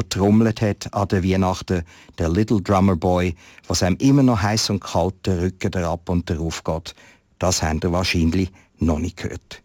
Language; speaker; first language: German; native; German